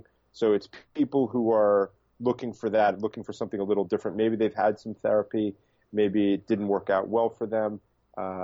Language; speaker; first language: English; native; English